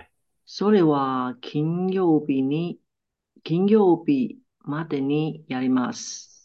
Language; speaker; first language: Japanese; non-native, learner; Chinese